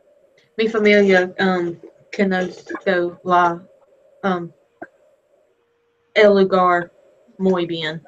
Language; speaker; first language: Spanish; non-native, learner; English